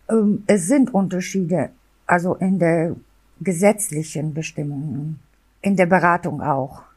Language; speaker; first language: German; non-native, local second language; Albanian